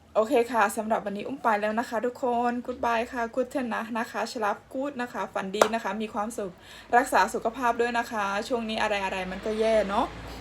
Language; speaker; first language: Thai; native; Thai